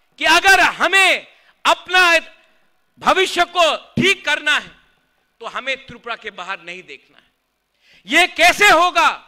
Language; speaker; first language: Hindi; non-native, local second language; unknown